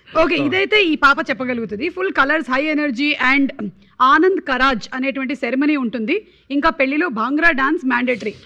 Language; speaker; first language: Telugu; native; Telugu